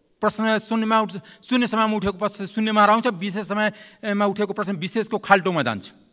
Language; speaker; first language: Nepali; non-native, local second language; Maithili